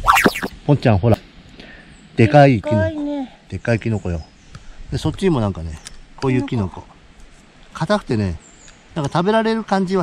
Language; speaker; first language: Japanese; native; Japanese